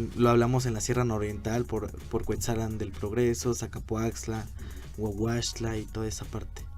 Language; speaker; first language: Spanish; non-native, local second language; Nahuatl languages